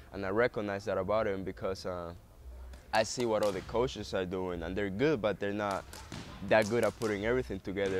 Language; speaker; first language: English; early bilingual, other home language; Spanish